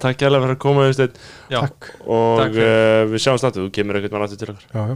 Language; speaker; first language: Icelandic; early bilingual, other home language; Portuguese